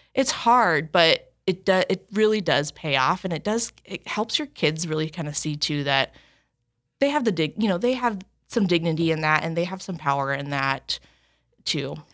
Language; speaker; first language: English; native; English